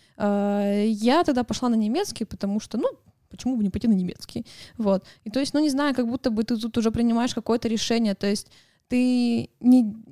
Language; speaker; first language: Russian; native; Russian